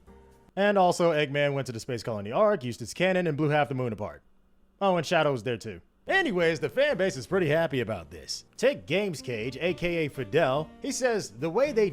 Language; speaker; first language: English; native; English